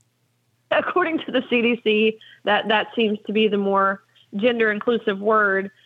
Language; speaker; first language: English; native; English